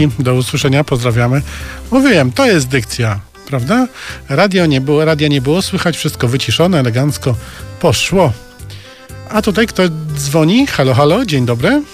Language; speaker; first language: Polish; native; Polish